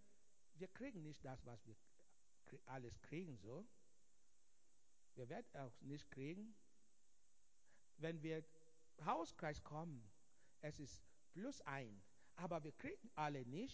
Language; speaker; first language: German; non-native, fluent; Igbo